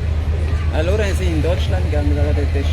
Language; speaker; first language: German; non-native, learner; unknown